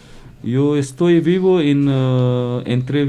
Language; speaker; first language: Spanish; non-native, learner; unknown